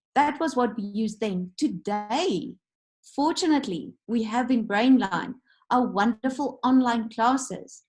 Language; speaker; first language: English; non-native, local second language; Afrikaans